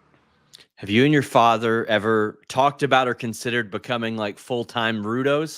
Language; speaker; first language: English; native; English